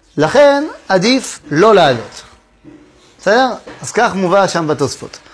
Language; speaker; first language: Hebrew; non-native, fluent; French